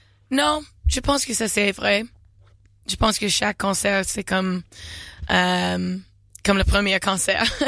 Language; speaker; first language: French; non-native, learner; English